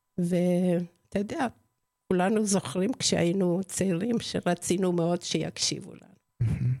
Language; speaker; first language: Hebrew; non-native, fluent; Spanish